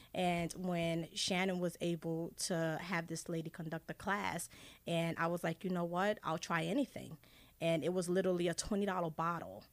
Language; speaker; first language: English; early bilingual, other home language; Haitian Creole